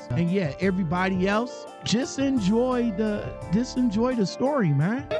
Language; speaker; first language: English; native; English